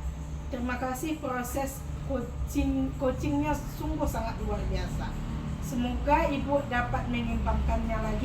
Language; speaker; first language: Indonesian; native; Indonesian